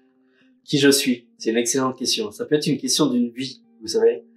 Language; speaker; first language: French; native; French